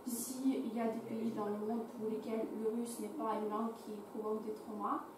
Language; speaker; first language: French; non-native, fluent; Ukrainian